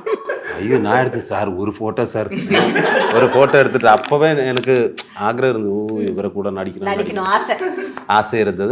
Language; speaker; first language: Tamil; non-native, learner; Malayalam